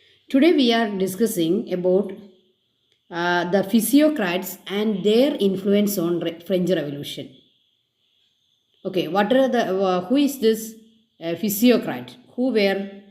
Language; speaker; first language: English; non-native, local second language; Malayalam